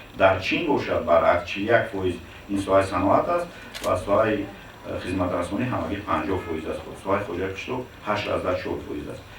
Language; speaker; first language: Tajik; native; Tajik